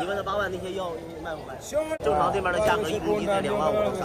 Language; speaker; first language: Chinese; native; Chinese